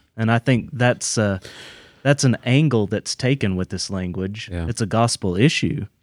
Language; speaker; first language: English; native; English